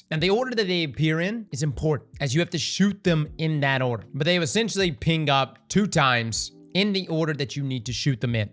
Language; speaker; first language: English; native; English